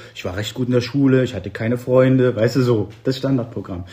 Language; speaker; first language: German; native; German